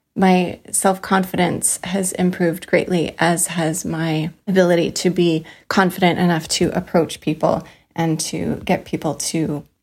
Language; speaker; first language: English; native; English